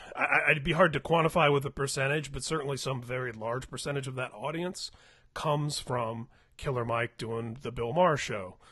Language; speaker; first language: English; native; English